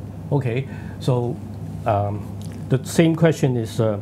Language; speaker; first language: English; non-native, local second language; Cantonese